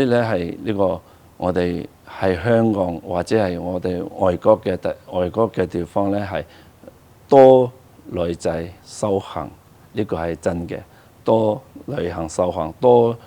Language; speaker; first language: Cantonese; non-native, fluent; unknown